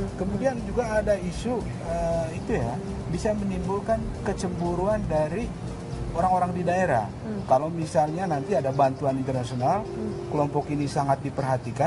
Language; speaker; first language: Indonesian; native; Indonesian